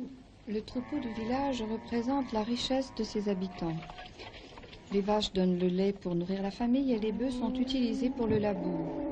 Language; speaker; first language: French; native; French